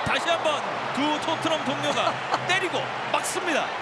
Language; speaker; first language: Korean; native; Korean